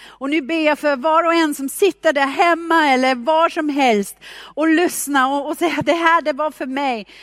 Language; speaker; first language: Swedish; non-native, fluent; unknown